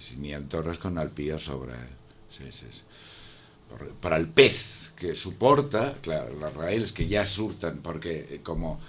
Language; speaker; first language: Catalan; non-native, local second language; Spanish